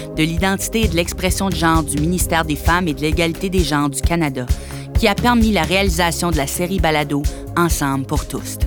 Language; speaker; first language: French; native; French